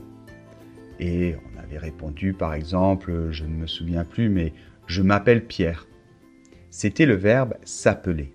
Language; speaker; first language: French; native; French